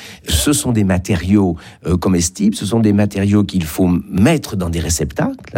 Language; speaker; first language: French; native; French